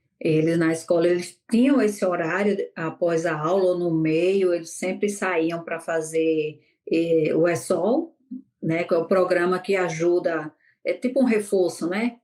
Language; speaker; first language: Portuguese; native; Portuguese